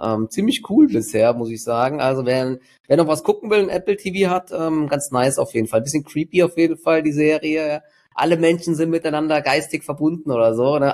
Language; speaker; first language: German; native; German